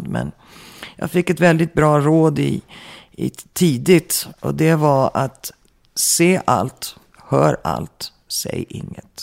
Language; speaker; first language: Swedish; early bilingual, heritage; Swedish